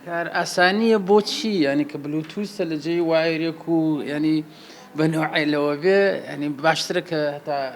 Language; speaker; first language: Central Kurdish; non-native, local second language; Gurani